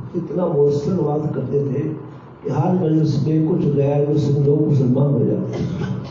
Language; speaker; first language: Urdu; non-native, local second language; Punjabi